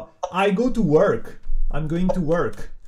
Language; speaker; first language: English; non-native, fluent; French